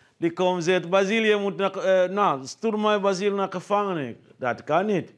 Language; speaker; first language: Dutch; non-native, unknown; Lingala